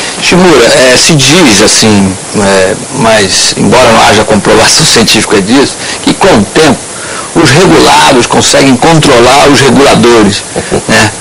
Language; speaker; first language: Portuguese; native; Portuguese